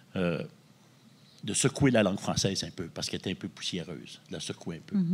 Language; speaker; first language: French; native; French